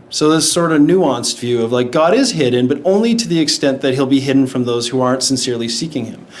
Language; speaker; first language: English; native; English